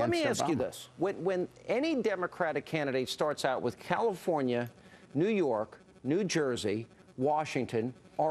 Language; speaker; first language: English; native; English